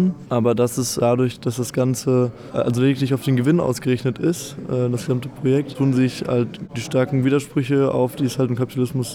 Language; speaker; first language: German; native; German